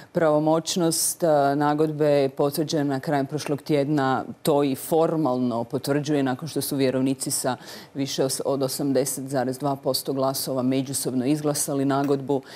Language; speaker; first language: Croatian; native; Croatian